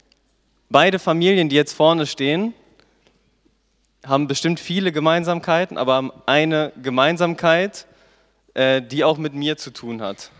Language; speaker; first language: German; native; German